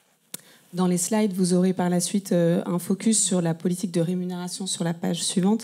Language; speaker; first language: French; native; French